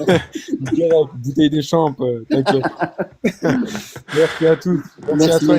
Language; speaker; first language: French; native; French